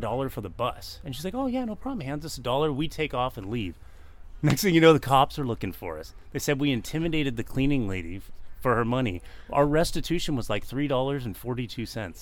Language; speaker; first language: English; native; English